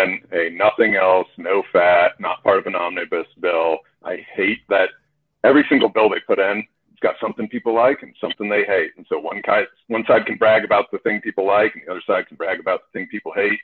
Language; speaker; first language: English; native; English